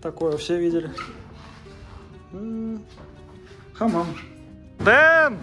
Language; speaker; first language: Russian; native; Russian